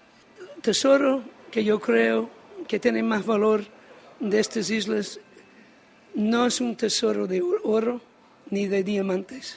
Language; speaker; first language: Spanish; non-native, learner; English